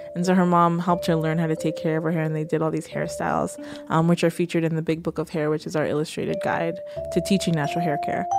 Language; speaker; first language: English; native; English